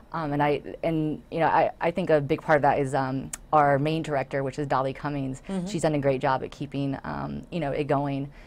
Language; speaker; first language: English; native; English